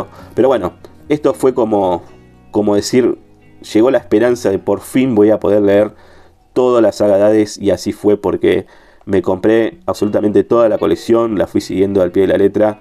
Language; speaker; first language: Spanish; native; Spanish